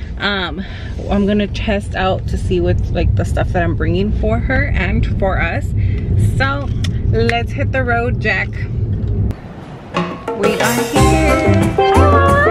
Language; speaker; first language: English; early bilingual, other home language; Spanish